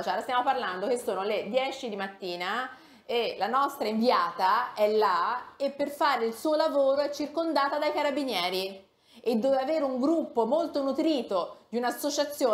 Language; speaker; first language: Italian; native; Italian